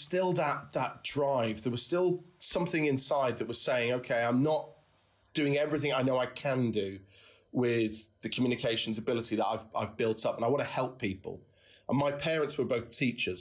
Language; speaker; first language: English; native; English